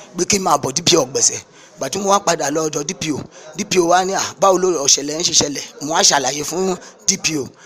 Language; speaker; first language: Yoruba; native; Yoruba